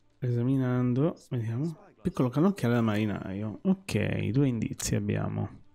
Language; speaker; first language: Italian; native; Italian